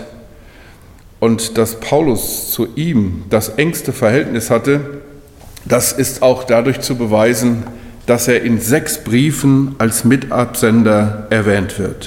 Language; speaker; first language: German; native; German